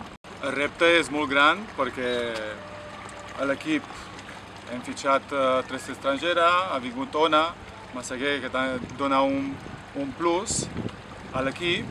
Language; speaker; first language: Catalan; non-native, fluent; Romanian